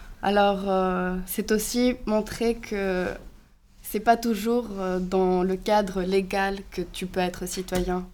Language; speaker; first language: French; non-native, fluent; Greek